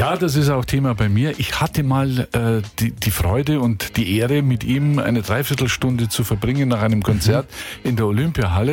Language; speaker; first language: German; native; German